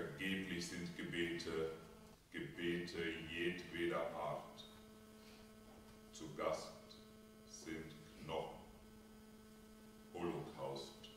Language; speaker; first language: German; native; German